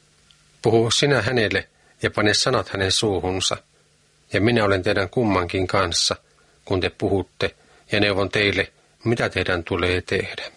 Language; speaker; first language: Finnish; native; Finnish